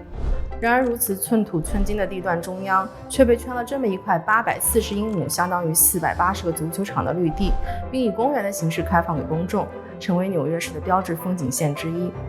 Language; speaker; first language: Chinese; native; Chinese